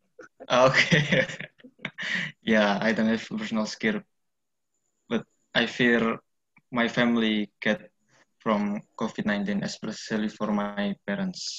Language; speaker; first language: English; non-native, learner; Indonesian